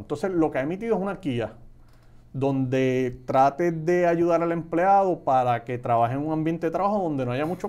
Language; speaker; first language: Spanish; native; Spanish